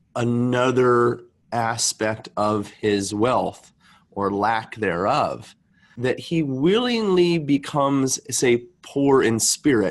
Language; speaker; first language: English; native; English